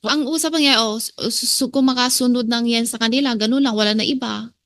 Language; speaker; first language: Filipino; non-native, learner; Chinese